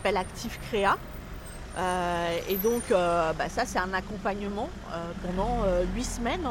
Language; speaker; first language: French; native; French